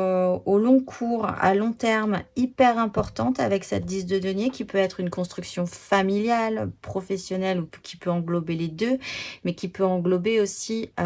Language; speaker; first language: French; native; French